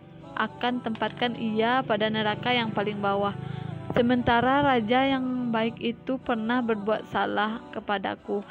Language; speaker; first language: Indonesian; native; Indonesian